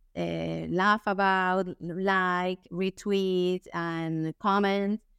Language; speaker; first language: English; non-native, fluent; Spanish